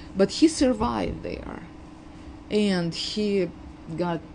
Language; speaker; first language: English; non-native, fluent; Uzbek